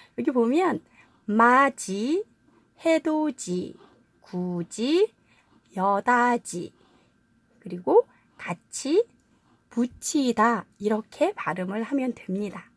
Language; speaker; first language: Korean; native; Korean